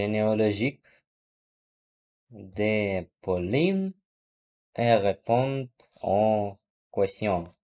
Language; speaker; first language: French; non-native, learner; Russian